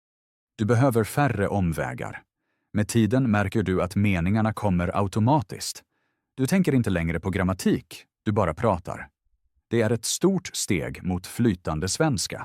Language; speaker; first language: Swedish; non-native, fluent; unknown